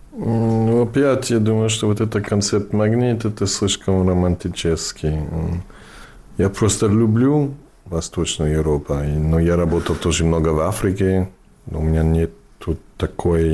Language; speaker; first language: Russian; non-native, fluent; English